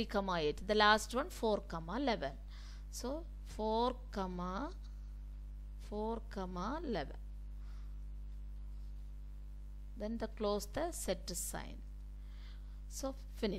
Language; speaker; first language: English; non-native, local second language; Tamil